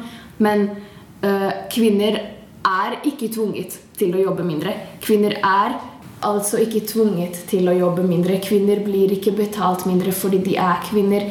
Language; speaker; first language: Norwegian; non-native, fluent; Hungarian